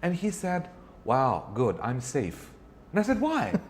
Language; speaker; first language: English; non-native, fluent; Romanian